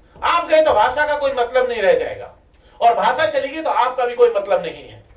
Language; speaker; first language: Hindi; non-native, local second language; Rajasthani